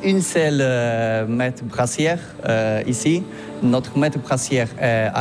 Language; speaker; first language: French; non-native, learner; Polish